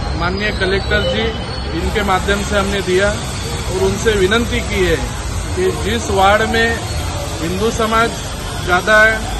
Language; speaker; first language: Hindi; non-native, local second language; Marathi